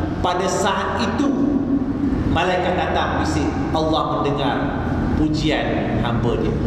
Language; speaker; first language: Malay; native; Malay